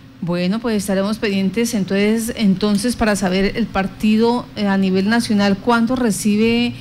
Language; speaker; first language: Spanish; native; Spanish